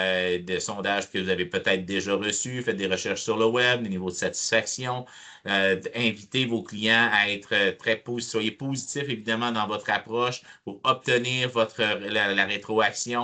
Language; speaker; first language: French; native; French